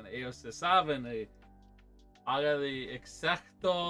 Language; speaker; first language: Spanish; early bilingual, heritage; English